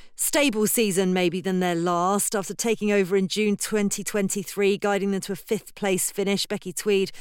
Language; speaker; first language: English; native; English